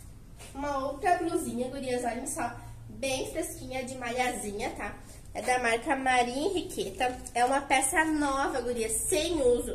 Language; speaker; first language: Portuguese; native; Portuguese